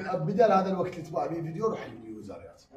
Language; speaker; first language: Arabic; native; Arabic